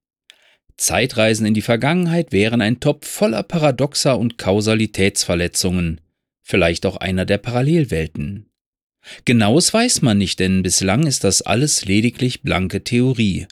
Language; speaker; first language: German; native; German